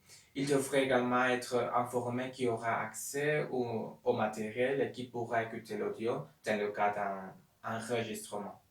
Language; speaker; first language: French; non-native, learner; Spanish